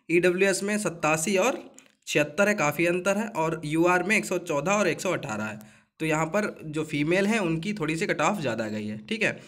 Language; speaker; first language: Hindi; native; Hindi